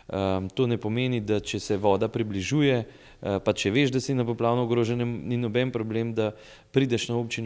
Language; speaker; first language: Slovenian; native; Slovenian